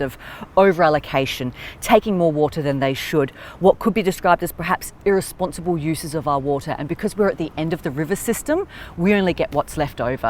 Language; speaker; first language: English; native; English